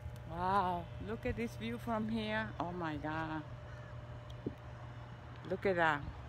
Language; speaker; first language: English; non-native, fluent; Spanish